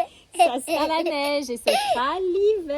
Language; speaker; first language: French; native; French